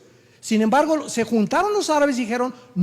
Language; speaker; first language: Spanish; native; Spanish